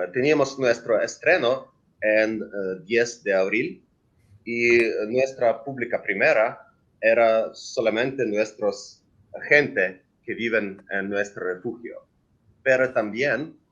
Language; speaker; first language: Spanish; non-native, learner; Ukrainian